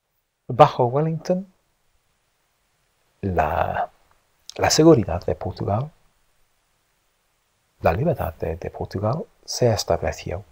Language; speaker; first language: Spanish; non-native, fluent; English